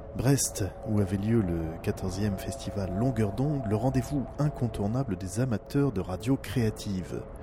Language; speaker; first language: French; native; French